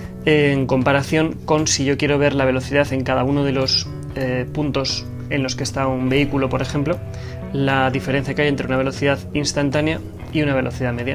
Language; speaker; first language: Spanish; native; Spanish